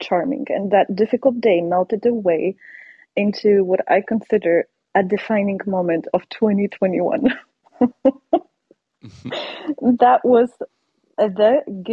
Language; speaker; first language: English; non-native, fluent; Polish